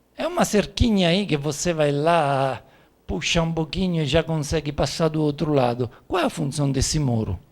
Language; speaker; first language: Portuguese; non-native, fluent; Italian